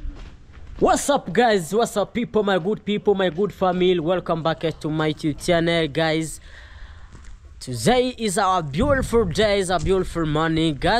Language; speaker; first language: English; non-native, learner; Swahili